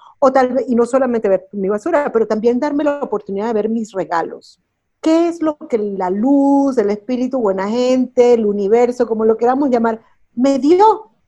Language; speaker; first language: Spanish; early bilingual, heritage; Spanish